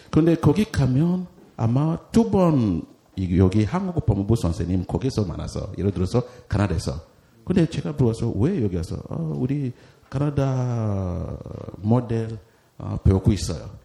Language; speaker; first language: Korean; non-native, learner; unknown